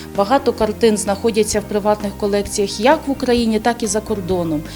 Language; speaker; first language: Ukrainian; native; Ukrainian